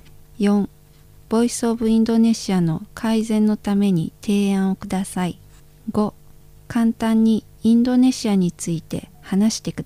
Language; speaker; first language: Japanese; non-native, fluent; Indonesian